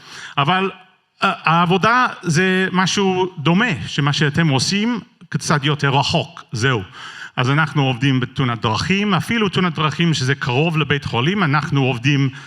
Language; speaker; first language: Hebrew; non-native, learner; English